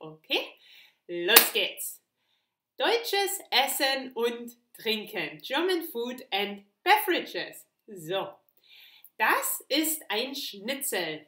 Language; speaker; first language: German; native; German